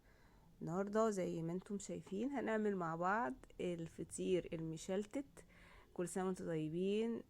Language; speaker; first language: Arabic; native; Arabic